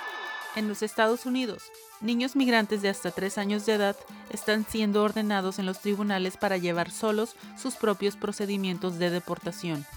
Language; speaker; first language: Spanish; native; Spanish